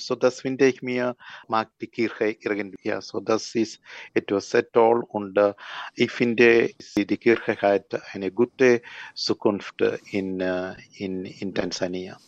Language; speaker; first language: German; non-native, learner; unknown